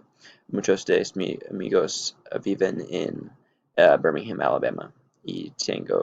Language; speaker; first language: Spanish; non-native, learner; English